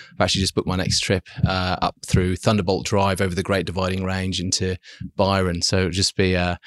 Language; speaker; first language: English; early bilingual, other home language; German